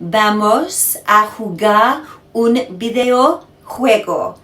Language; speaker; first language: Spanish; non-native, learner; English